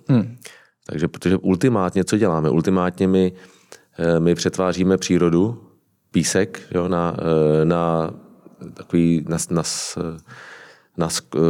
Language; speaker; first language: Czech; native; Czech